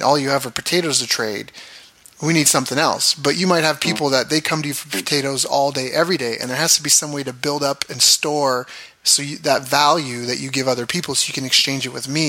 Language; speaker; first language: English; native; English